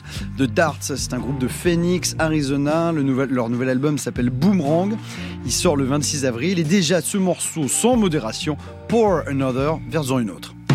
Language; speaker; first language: French; native; French